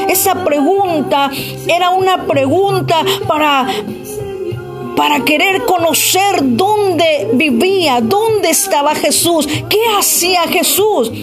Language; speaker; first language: Spanish; native; Spanish